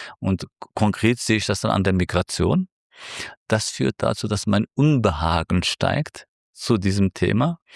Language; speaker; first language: German; early bilingual, other home language; Turkish